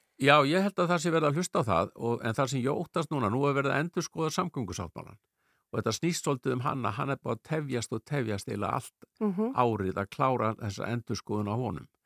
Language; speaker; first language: Icelandic; native; Icelandic